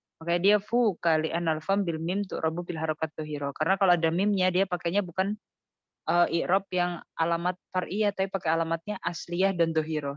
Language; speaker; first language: Indonesian; native; Indonesian